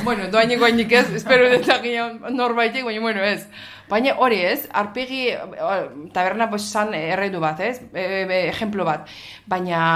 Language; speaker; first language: Basque; non-native, fluent; Azerbaijani